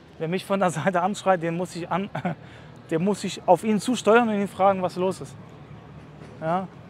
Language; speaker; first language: German; early bilingual, other home language; Russian